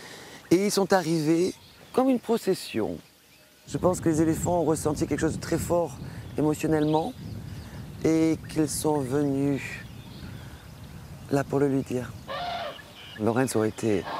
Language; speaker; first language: French; native; French